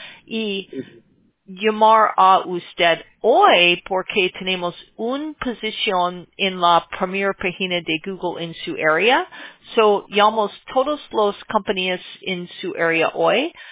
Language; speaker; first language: Spanish; non-native, learner; English